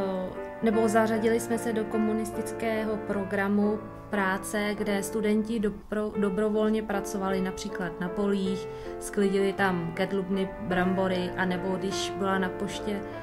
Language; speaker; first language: Czech; early bilingual, other home language; Vietnamese